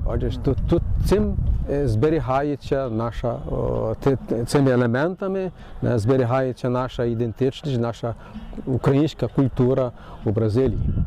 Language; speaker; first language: Ukrainian; early bilingual, heritage; Ukrainian